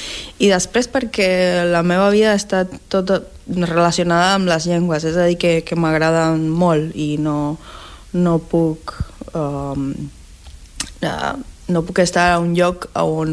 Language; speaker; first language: Catalan; non-native, fluent; Spanish